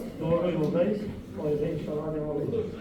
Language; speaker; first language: Turkish; non-native, fluent; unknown